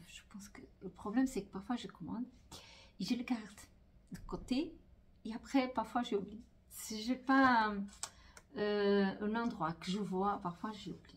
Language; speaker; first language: French; non-native, fluent; Portuguese